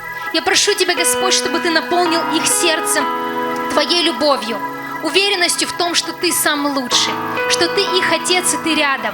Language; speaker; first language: Russian; native; Russian